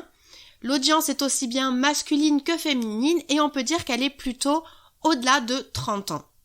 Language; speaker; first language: French; native; French